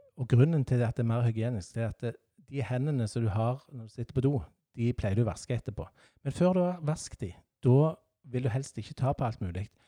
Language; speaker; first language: Norwegian; native; Norwegian